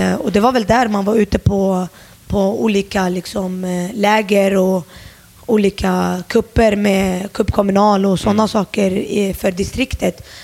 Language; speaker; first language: Swedish; early bilingual, other home language; Turoyo